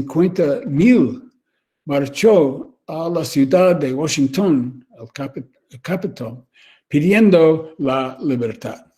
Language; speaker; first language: Spanish; non-native, learner; English